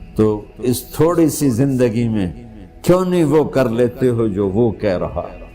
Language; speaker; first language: Urdu; non-native, local second language; Punjabi